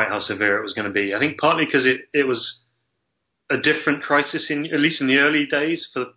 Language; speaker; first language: English; native; English